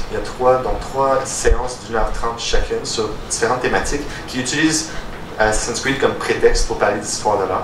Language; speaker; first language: French; native; French